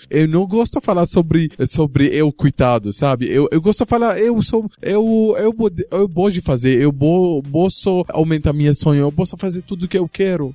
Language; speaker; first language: Portuguese; non-native, learner; Arabic